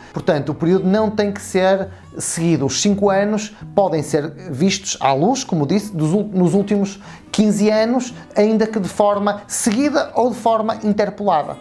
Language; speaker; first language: Portuguese; native; Portuguese